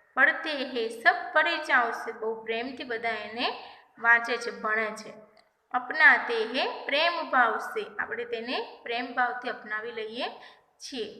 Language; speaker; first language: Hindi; non-native, local second language; Gujarati